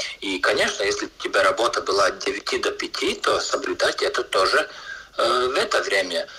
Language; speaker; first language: Russian; non-native, local second language; Latvian